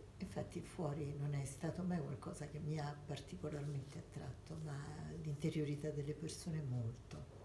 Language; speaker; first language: Italian; early bilingual, other home language; Armenian